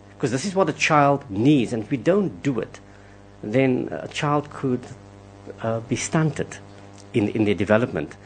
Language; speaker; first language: English; non-native, local second language; Afrikaans